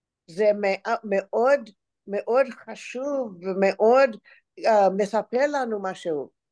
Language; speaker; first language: Hebrew; non-native, learner; English